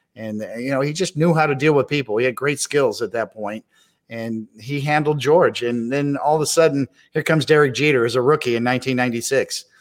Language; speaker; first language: English; native; English